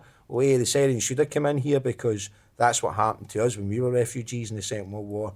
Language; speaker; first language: English; native; English